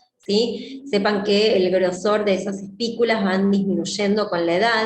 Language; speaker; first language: Spanish; native; Spanish